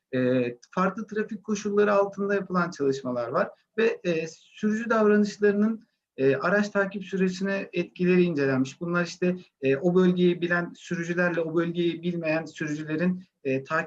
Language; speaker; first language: Turkish; native; Turkish